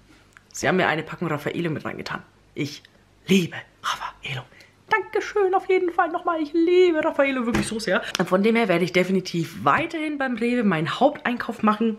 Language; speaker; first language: German; native; German